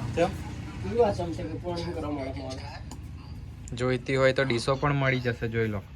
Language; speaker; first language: Gujarati; native; Gujarati